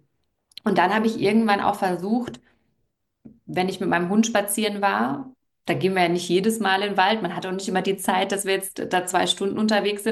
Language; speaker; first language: German; native; German